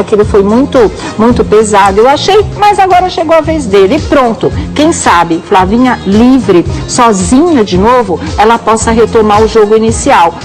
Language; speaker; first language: Portuguese; native; Portuguese